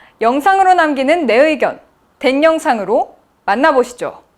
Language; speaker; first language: Korean; native; Korean